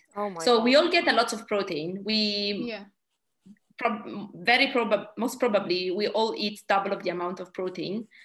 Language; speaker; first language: English; non-native, fluent; Italian